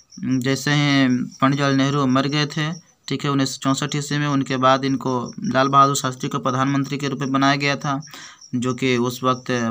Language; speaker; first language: Hindi; native; Hindi